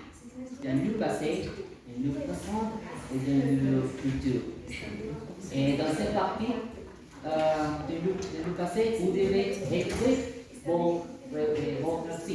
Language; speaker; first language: French; non-native, learner; Spanish